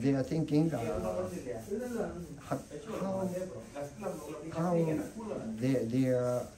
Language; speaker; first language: English; non-native, learner; Japanese